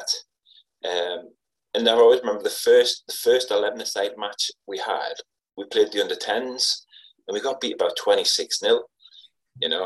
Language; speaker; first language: English; native; English